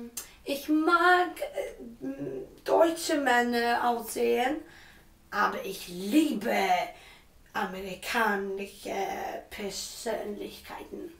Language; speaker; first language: German; non-native, learner; Swedish